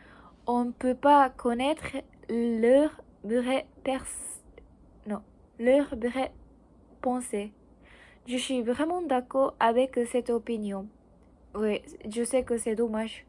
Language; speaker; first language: French; non-native, learner; Japanese